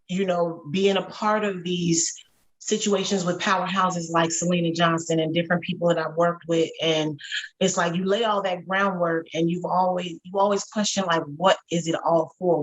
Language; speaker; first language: English; native; English